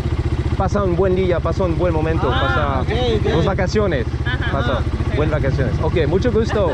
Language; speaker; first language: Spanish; non-native, learner; French